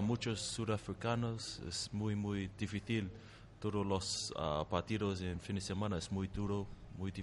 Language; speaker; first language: Spanish; non-native, learner; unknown